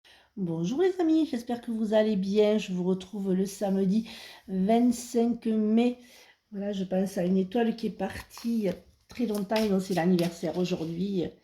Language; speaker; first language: French; native; French